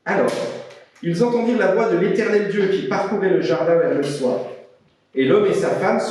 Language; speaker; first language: French; native; French